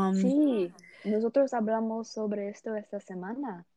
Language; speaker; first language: Spanish; non-native, learner; English